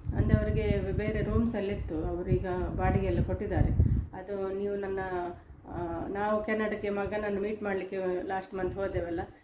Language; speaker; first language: Kannada; non-native, local second language; Tulu